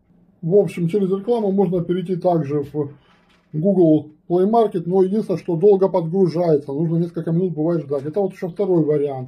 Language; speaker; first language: Russian; native; Russian